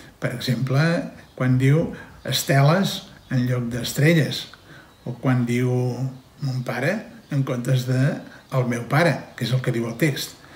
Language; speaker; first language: Catalan; native; Catalan